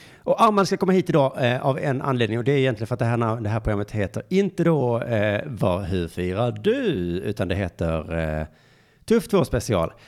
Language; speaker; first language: Swedish; native; Swedish